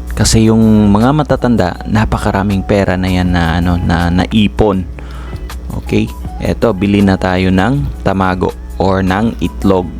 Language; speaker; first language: Filipino; native; Filipino